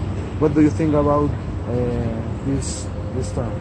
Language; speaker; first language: English; non-native, learner; Spanish